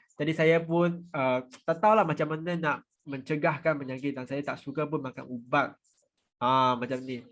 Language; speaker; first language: Malay; non-native, fluent; Vietnamese